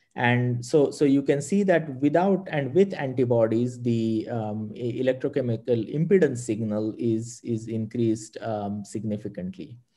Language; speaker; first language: English; non-native, local second language; Marathi